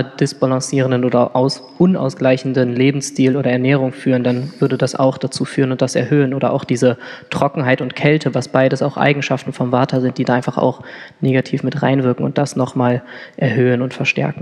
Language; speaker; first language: German; native; German